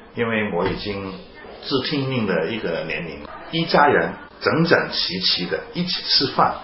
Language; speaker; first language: Chinese; non-native, fluent; Cantonese